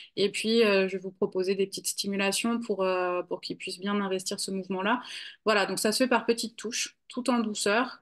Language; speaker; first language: French; native; French